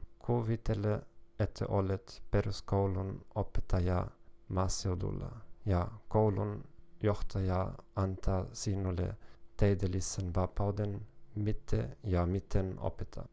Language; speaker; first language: Finnish; non-native, learner; German